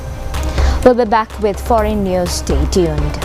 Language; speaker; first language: English; non-native, local second language; Sinhala